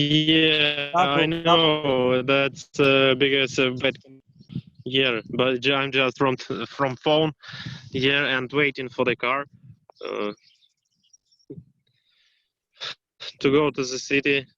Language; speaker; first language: English; non-native, learner; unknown